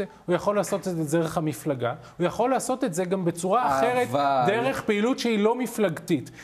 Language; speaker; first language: Hebrew; native; Hebrew